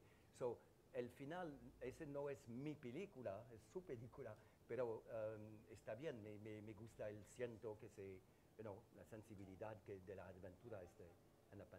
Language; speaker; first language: Spanish; non-native, learner; French